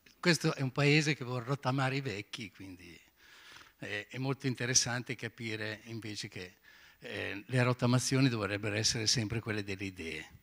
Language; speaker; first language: Italian; native; Italian